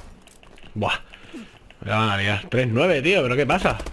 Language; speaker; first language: Spanish; native; Spanish